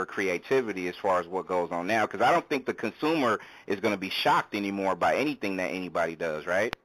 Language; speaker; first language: English; native; English